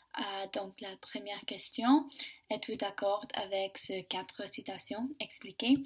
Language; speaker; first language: French; non-native, learner; English